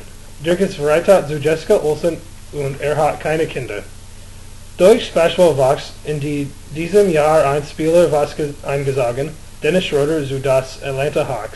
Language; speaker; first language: German; non-native, learner; English